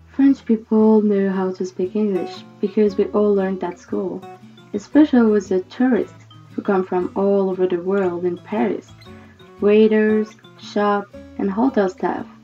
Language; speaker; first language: English; non-native, fluent; French